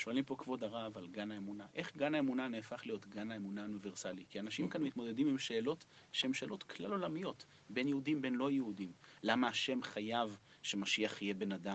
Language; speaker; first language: Hebrew; non-native, fluent; English